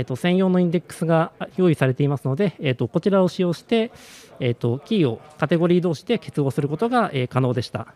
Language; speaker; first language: Japanese; native; Japanese